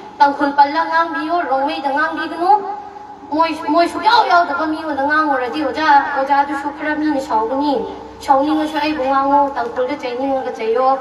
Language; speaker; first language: Manipuri; non-native, local second language; Tangkhul Naga (India)